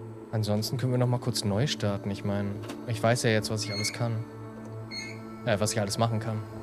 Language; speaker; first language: German; native; German